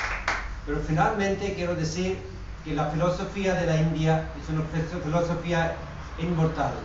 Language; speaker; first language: Spanish; non-native, fluent; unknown